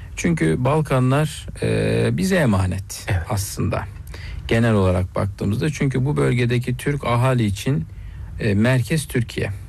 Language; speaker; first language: Turkish; native; Turkish